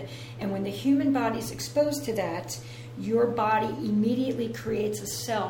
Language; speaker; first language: English; native; English